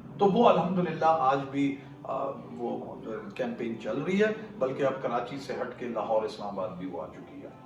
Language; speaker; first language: Urdu; native; Urdu